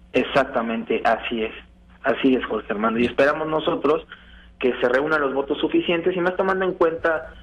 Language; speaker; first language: Spanish; native; Spanish